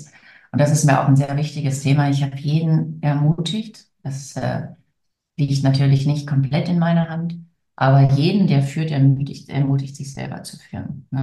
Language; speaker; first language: German; native; German